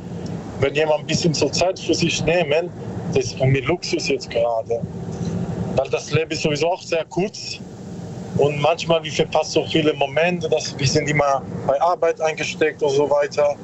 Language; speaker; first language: German; non-native, learner; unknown